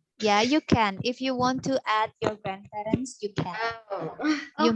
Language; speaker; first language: English; non-native, fluent; Indonesian